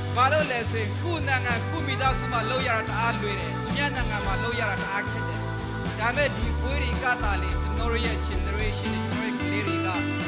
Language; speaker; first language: Burmese; non-native, local second language; Hakha Chin